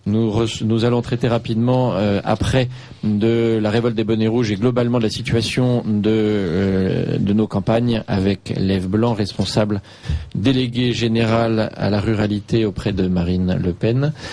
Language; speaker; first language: French; native; French